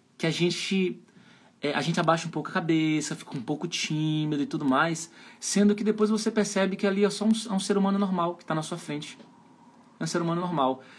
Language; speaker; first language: Portuguese; native; Portuguese